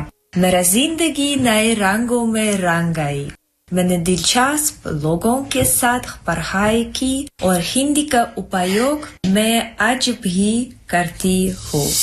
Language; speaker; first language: Hindi; non-native, fluent; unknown